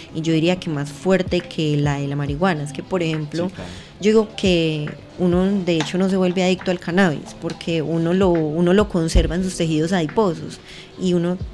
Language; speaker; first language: Spanish; native; Spanish